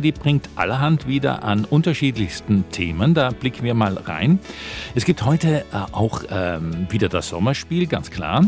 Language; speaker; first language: German; native; German